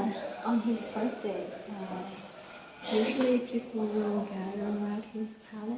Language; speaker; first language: English; non-native, fluent; Vietnamese